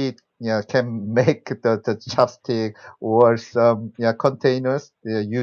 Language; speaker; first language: English; non-native, learner; Korean